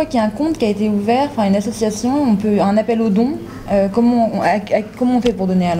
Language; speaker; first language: French; native; French